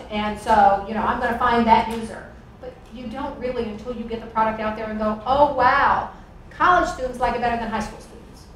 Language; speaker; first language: English; native; English